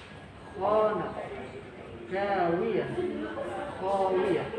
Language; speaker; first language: Arabic; non-native, learner; Indonesian